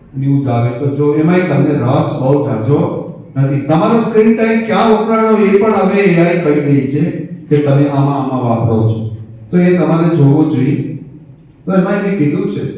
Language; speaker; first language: Gujarati; native; Gujarati